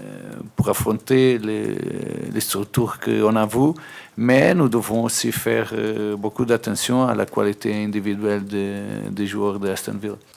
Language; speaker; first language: French; non-native, fluent; Portuguese